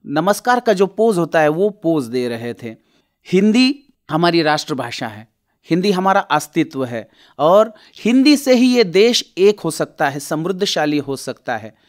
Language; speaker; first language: Hindi; non-native, local second language; Marathi